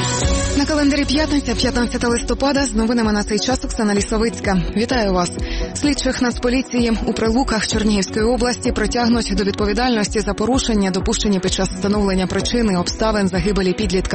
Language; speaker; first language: Ukrainian; native; Ukrainian